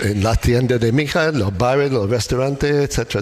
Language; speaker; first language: Spanish; non-native, learner; English